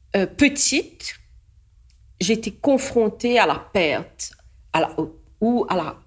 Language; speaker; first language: French; non-native, local second language; Morisyen